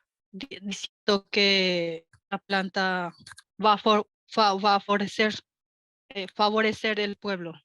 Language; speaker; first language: Spanish; non-native, local second language; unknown